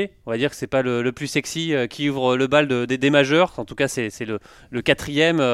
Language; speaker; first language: French; native; French